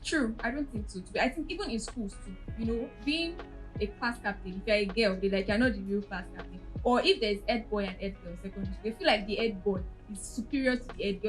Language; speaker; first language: English; non-native, local second language; Yoruba